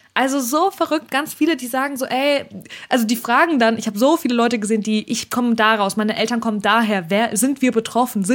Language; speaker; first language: German; early bilingual, other home language; Russian